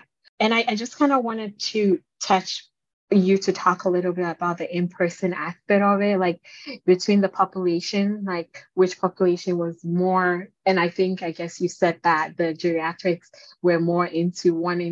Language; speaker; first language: English; non-native, local second language; Akan